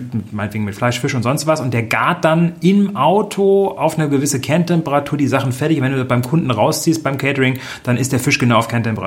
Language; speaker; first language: German; native; German